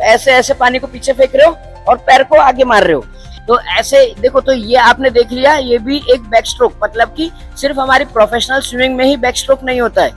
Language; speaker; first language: Hindi; native; Hindi